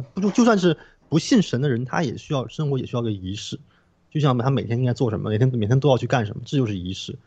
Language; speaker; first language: Chinese; non-native, local second language; Korean